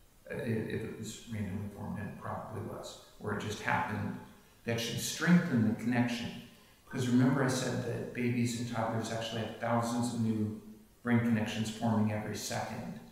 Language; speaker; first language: English; native; English